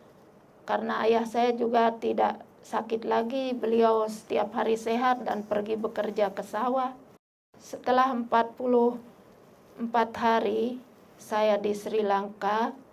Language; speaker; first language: Indonesian; non-native, local second language; Sasak